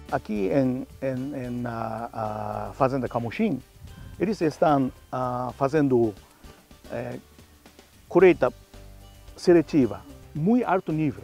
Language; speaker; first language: Portuguese; non-native, fluent; Japanese